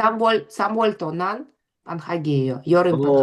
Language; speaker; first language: Korean; non-native, learner; Russian